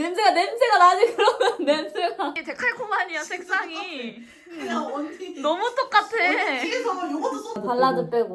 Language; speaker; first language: Korean; native; Korean